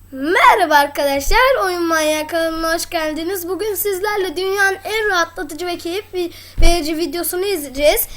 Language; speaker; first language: Turkish; native; Turkish